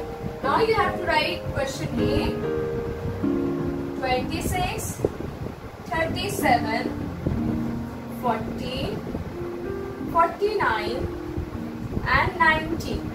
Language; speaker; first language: English; non-native, local second language; Hindi